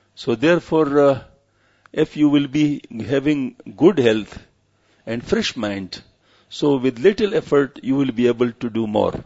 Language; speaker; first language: English; non-native, local second language; Pashto